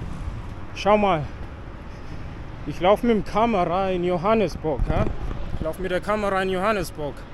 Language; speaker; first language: German; non-native, fluent; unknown